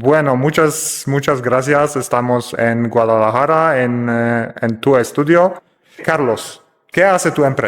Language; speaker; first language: Spanish; non-native, fluent; Polish